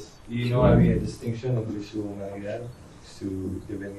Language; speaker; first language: Spanish; non-native, learner; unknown